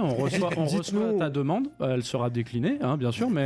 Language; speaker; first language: French; native; French